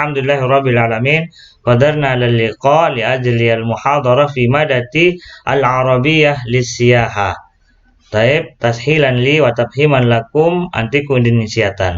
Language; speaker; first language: Arabic; non-native, fluent; Indonesian